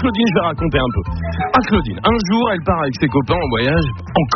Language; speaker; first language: French; native; French